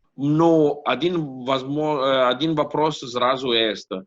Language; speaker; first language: Russian; non-native, learner; Italian